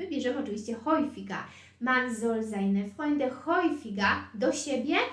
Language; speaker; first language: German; non-native, fluent; Polish